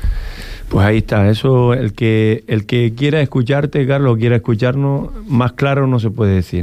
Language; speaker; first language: Spanish; native; Spanish